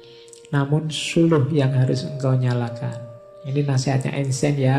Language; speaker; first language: Indonesian; native; Indonesian